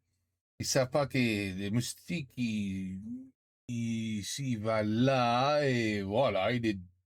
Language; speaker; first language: French; non-native, learner; English